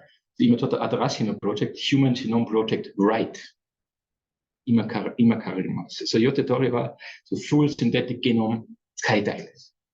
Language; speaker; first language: Japanese; non-native, learner; German